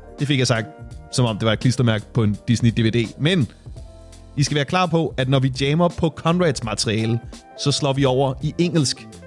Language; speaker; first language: Danish; native; Danish